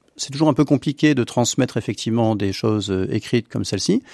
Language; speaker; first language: French; native; French